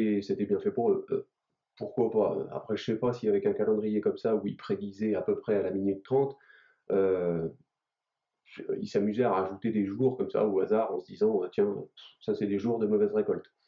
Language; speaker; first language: French; native; French